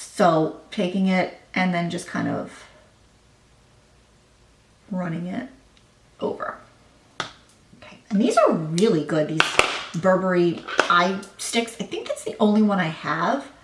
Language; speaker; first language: English; native; English